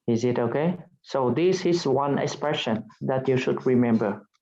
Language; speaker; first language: English; non-native, fluent; Vietnamese